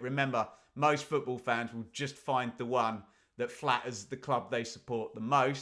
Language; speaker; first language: English; native; English